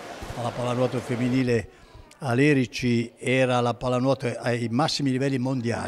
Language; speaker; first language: Italian; native; Italian